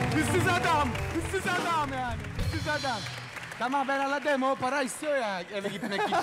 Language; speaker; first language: Turkish; non-native, learner; English